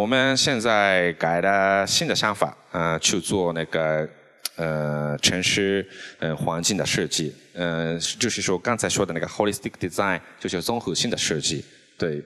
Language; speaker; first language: Chinese; non-native, fluent; Japanese